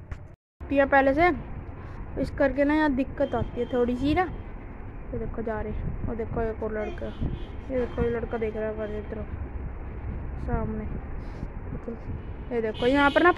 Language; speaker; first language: Hindi; native; Hindi